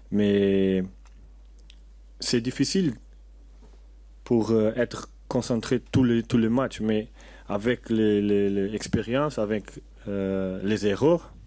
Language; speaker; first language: French; non-native, learner; Portuguese